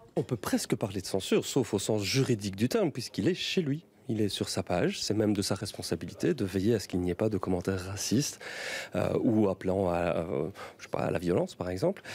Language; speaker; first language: French; native; French